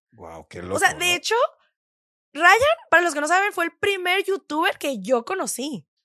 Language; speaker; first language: Spanish; native; Spanish